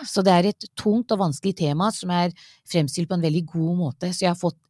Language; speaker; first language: Norwegian; early bilingual, other home language; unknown